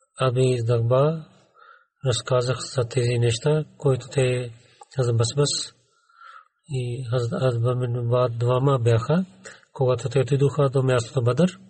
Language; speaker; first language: Bulgarian; non-native, learner; Urdu